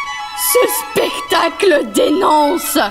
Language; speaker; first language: French; native; French